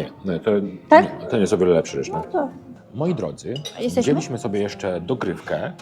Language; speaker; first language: Polish; native; Polish